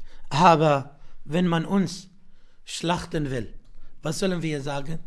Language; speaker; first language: German; non-native, fluent; Arabic